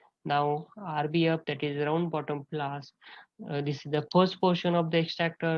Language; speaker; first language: English; non-native, local second language; Marathi